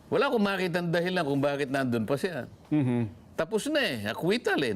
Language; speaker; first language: Filipino; native; Filipino